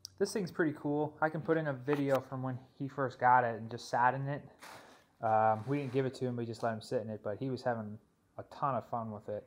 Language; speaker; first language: English; native; English